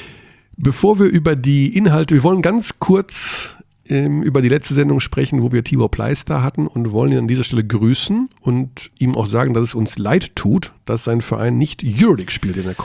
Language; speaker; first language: German; native; German